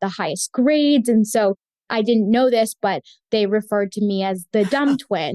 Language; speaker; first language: English; early bilingual, other home language; Spanish